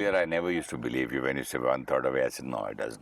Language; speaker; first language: English; non-native, local second language; Hindi